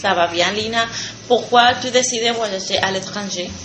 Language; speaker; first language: French; non-native, learner; Spanish